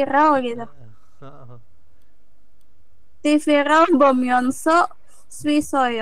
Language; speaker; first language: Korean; non-native, learner; Indonesian